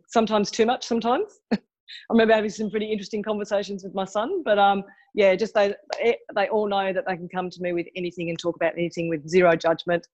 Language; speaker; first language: English; native; English